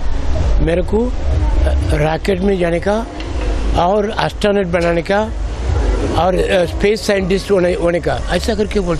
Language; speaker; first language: Hindi; non-native, local second language; Tamil